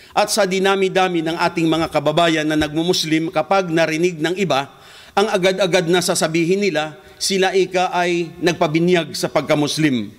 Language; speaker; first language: Filipino; non-native, local second language; Hiligaynon